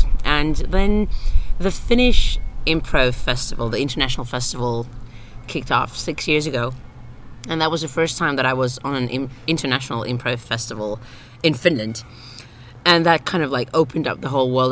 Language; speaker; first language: English; non-native, fluent; Finnish